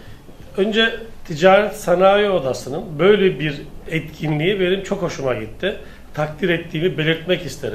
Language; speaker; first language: Turkish; native; Turkish